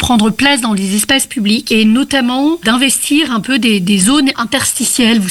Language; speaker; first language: French; native; French